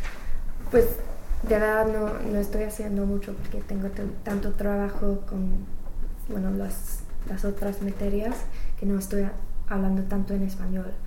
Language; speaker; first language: Spanish; non-native, learner; English